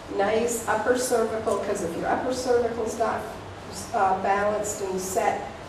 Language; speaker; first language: English; native; English